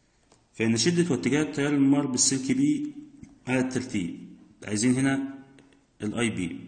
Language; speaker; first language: Arabic; native; Arabic